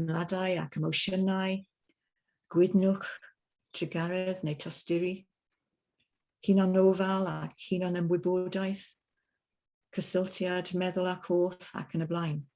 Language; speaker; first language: Welsh; non-native, learner; English